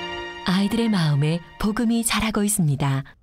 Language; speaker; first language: Korean; native; Korean